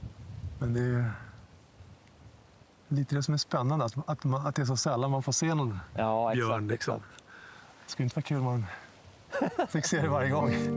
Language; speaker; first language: Swedish; native; Swedish